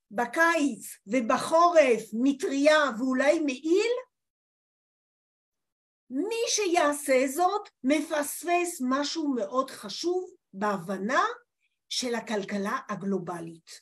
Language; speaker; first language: Hebrew; non-native, fluent; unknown